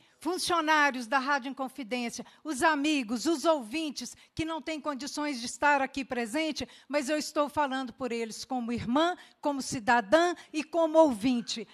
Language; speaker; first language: Portuguese; native; Portuguese